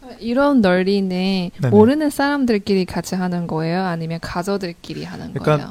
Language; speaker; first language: Korean; non-native, learner; Chinese